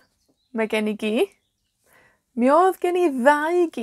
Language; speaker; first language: Welsh; native; Welsh